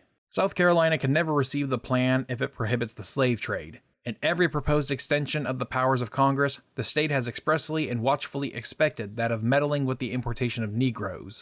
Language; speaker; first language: English; native; English